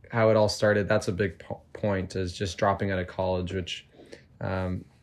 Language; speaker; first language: English; native; English